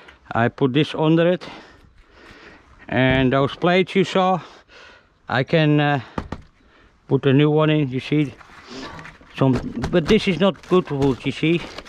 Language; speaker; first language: English; non-native, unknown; Dutch